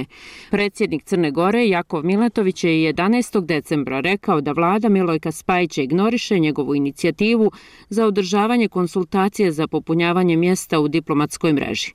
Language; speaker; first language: Croatian; native; Croatian